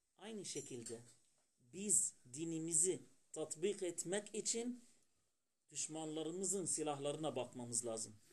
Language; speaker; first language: Turkish; non-native, fluent; Arabic